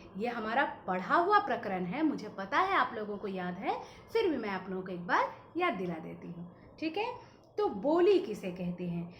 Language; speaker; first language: Hindi; non-native, local second language; Bangla